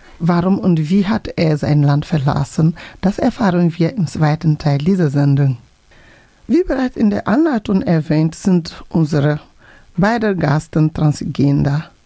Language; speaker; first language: German; non-native, fluent; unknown